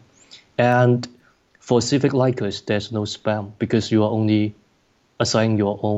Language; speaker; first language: English; non-native, local second language; Cantonese